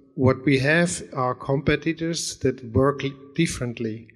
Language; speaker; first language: English; non-native, fluent; German